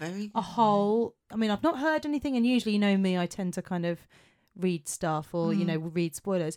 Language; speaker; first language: English; native; English